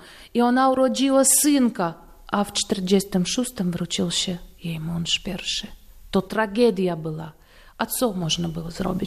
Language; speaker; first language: Polish; non-native, fluent; Russian